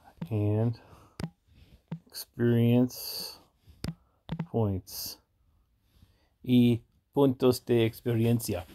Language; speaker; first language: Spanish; non-native, learner; English